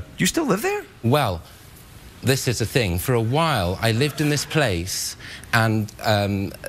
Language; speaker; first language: English; native; English